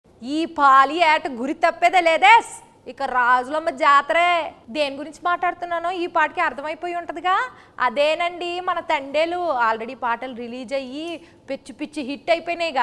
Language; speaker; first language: Telugu; native; Telugu